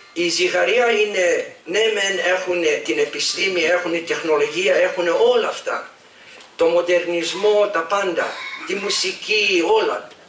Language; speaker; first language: Greek; early bilingual, heritage; Greek